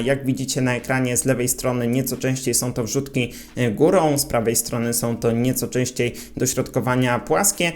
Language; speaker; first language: Polish; native; Polish